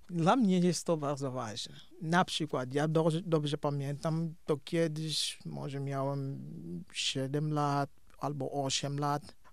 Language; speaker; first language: Polish; non-native, fluent; Kongo